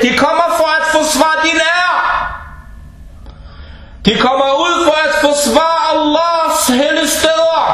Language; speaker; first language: Danish; non-native, fluent; Arabic